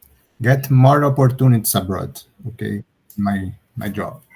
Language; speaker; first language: English; non-native, learner; Portuguese